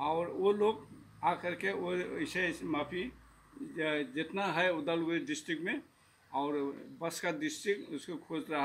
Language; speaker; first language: Hindi; non-native, local second language; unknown